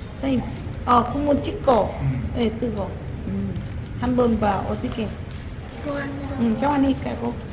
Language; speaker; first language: Korean; non-native, learner; Vietnamese